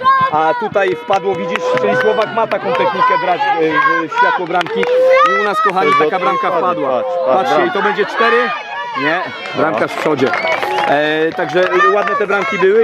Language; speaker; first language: Polish; native; Polish